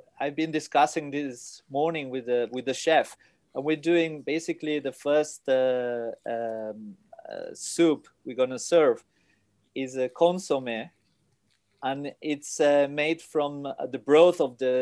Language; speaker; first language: English; non-native, fluent; Spanish